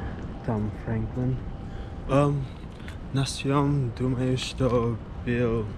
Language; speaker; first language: Russian; non-native, learner; English